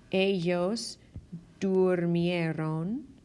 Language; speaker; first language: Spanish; non-native, fluent; English